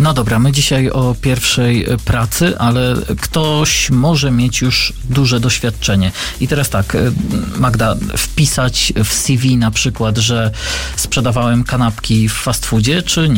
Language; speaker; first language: Polish; native; Polish